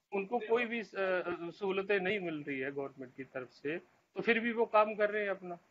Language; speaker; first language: Hindi; native; Hindi